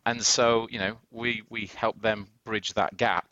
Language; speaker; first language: English; native; English